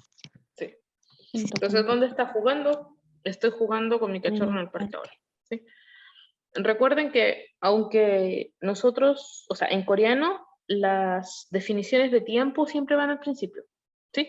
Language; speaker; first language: Spanish; non-native, learner; Korean